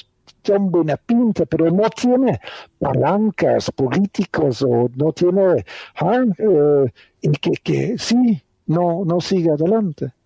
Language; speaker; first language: Spanish; non-native, fluent; Dutch